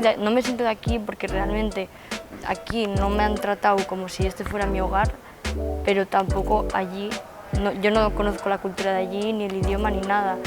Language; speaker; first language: Spanish; early bilingual, other home language; Chinese